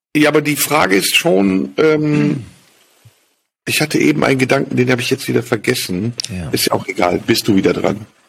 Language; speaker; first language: German; native; German